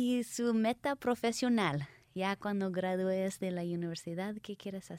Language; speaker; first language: Spanish; early bilingual, heritage; Spanish